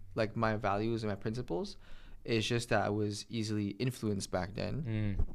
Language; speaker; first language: English; native; English